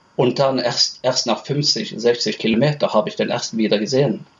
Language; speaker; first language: German; non-native, fluent; Norwegian